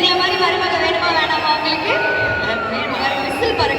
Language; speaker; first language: Tamil; native; Tamil